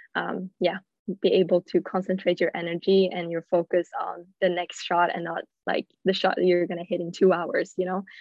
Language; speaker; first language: English; non-native, fluent; Swedish